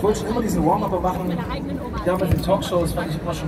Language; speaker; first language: German; native; German